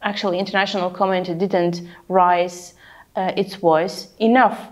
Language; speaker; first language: English; non-native, fluent; Turkish